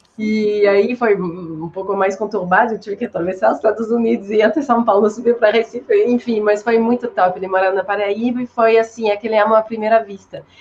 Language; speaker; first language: Portuguese; non-native, fluent; French